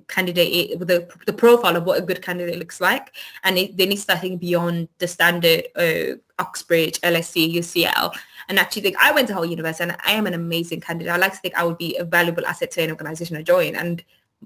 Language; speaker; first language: English; non-native, local second language; Yoruba